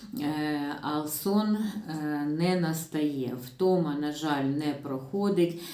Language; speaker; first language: Ukrainian; non-native, local second language; Russian